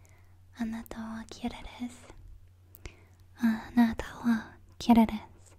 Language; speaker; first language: Japanese; non-native, learner; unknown